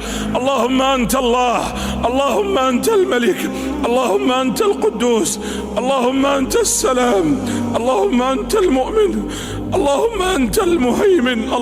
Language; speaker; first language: Arabic; native; Arabic